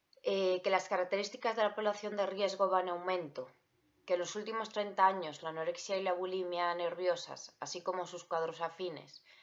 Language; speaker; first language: Spanish; native; Spanish